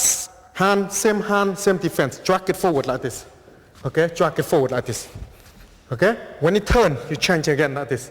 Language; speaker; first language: English; non-native, fluent; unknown